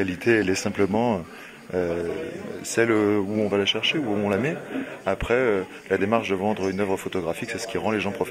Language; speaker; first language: French; native; French